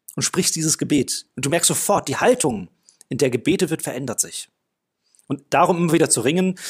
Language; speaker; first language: German; non-native, fluent; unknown